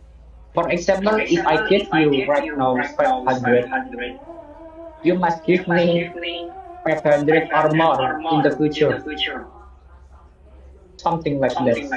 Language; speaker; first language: English; non-native, learner; Javanese